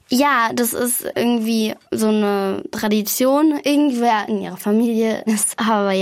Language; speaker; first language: German; native; German